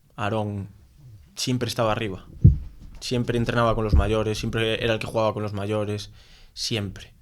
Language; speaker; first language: Spanish; native; Spanish